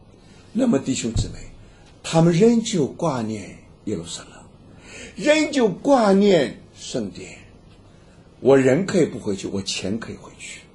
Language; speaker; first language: Chinese; native; Chinese